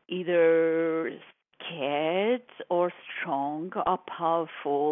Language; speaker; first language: English; non-native, fluent; French